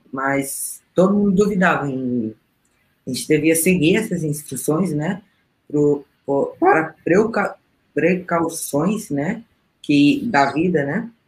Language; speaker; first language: Portuguese; non-native, fluent; Spanish